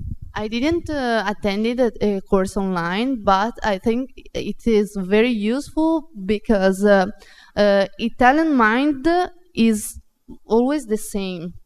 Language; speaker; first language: English; non-native, fluent; Italian